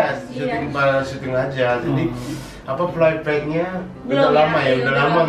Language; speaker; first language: Indonesian; non-native, fluent; Japanese